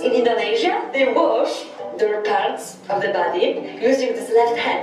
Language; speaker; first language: English; non-native, fluent; Polish